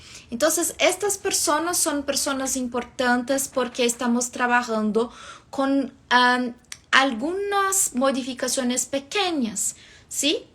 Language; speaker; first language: Spanish; non-native, fluent; Portuguese